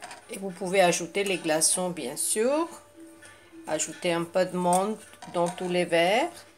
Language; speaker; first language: French; non-native, fluent; Hindi